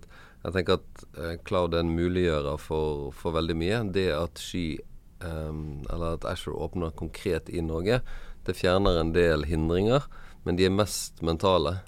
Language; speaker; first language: Norwegian; native; Norwegian